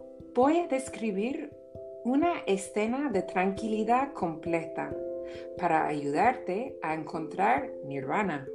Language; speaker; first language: Spanish; non-native, fluent; English